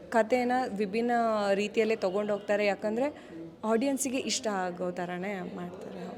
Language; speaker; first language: Kannada; non-native, local second language; Konkani